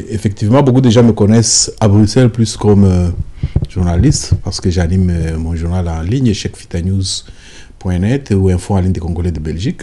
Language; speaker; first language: French; non-native, local second language; Lingala